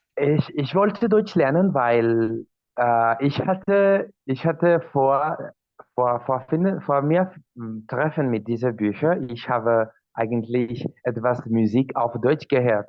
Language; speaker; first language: German; non-native, learner; Spanish